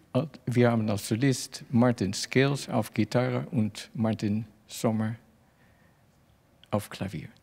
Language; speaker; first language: German; non-native, fluent; Dutch